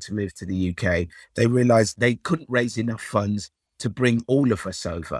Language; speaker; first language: English; early bilingual, other home language; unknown